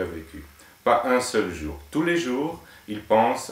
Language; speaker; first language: French; non-native, fluent; Portuguese